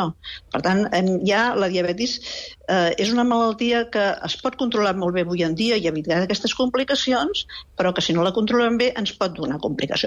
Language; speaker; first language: Catalan; native; Catalan